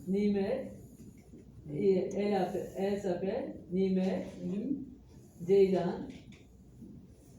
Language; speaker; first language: French; non-native, learner; Turkish